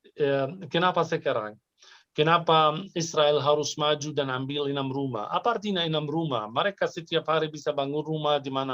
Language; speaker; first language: Indonesian; non-native, fluent; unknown